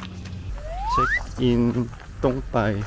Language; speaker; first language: Thai; non-native, learner; Korean